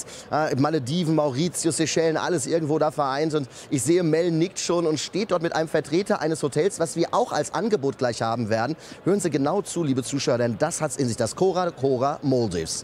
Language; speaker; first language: German; native; German